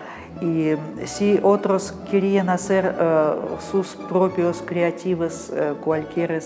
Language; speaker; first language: Spanish; non-native, fluent; Russian